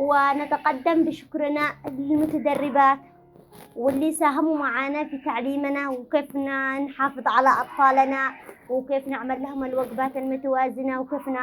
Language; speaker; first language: Arabic; native; Arabic